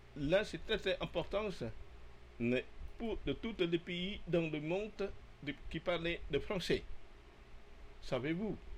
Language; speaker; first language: French; non-native, learner; Khmer